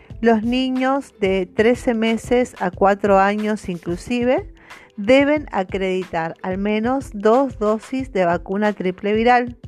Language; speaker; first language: Spanish; native; Spanish